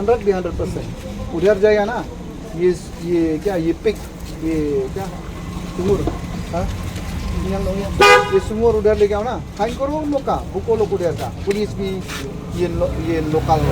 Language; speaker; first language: Hindi; non-native, local second language; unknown